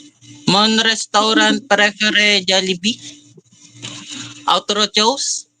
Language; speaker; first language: French; non-native, learner; Filipino